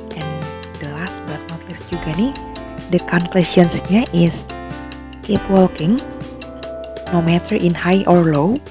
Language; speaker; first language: English; non-native, learner; Indonesian